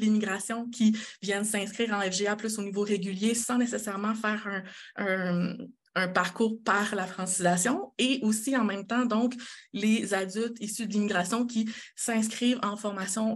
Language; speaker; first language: French; native; French